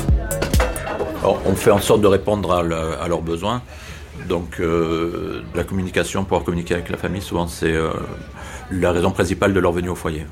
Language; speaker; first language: French; native; French